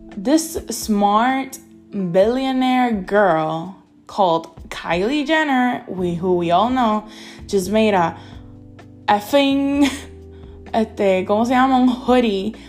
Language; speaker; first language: English; early bilingual, other home language; Spanish